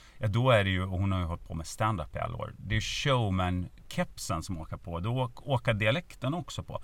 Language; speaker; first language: Swedish; native; Swedish